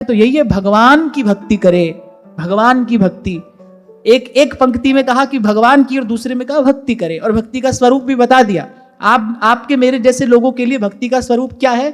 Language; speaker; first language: Hindi; native; Hindi